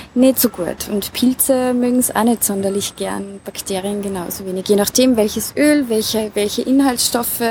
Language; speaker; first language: German; native; German